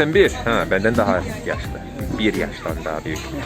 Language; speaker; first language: Turkish; non-native, learner; English